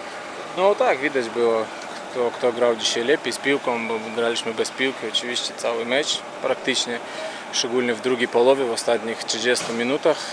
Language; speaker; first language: Polish; non-native, fluent; Latvian